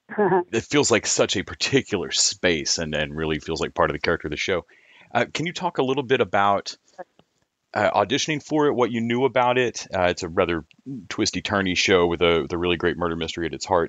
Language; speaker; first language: English; native; English